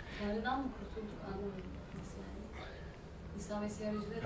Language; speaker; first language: Turkish; non-native, learner; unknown